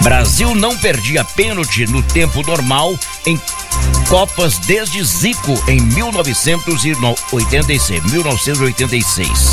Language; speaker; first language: Portuguese; native; Portuguese